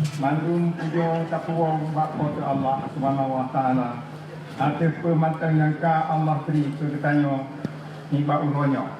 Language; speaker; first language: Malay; non-native, local second language; Achinese